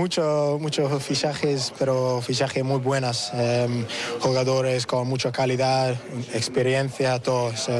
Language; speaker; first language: Spanish; non-native, learner; English